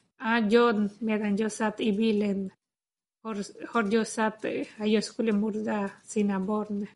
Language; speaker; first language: Swedish; non-native, learner; Spanish